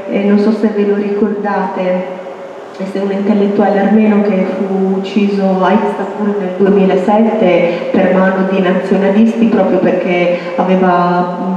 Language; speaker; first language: Italian; native; Italian